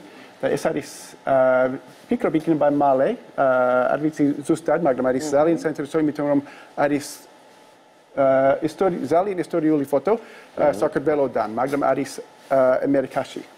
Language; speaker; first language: Georgian; non-native, learner; English